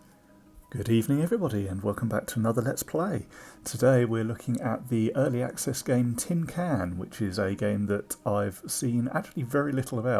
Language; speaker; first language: English; native; English